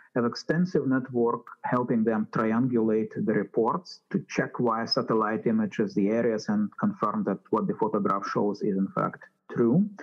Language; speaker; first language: English; non-native, fluent; Ukrainian